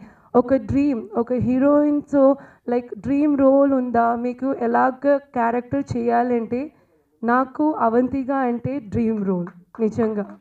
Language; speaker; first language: Telugu; non-native, learner; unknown